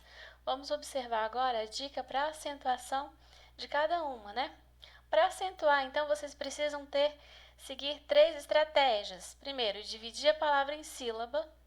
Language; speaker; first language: Portuguese; native; Portuguese